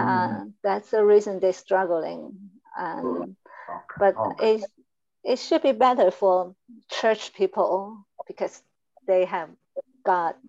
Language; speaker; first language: English; non-native, learner; Chinese